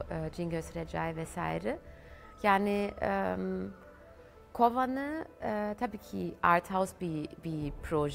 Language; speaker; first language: Turkish; early bilingual, heritage; German